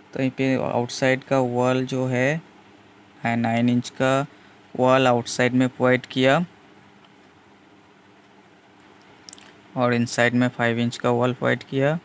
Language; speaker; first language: Hindi; non-native, local second language; Bangla